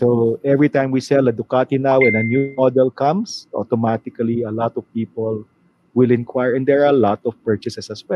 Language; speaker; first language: English; non-native, local second language; Filipino